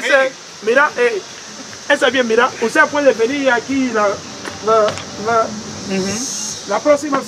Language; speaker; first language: Spanish; non-native, learner; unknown